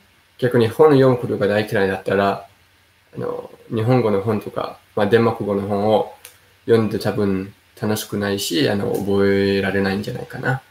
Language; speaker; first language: Japanese; non-native, fluent; Danish